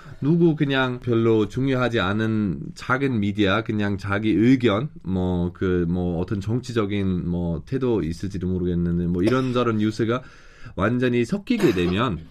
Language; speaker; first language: Korean; non-native, fluent; German